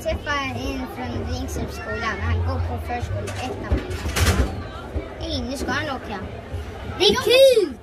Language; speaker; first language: Swedish; early bilingual, other home language; Filipino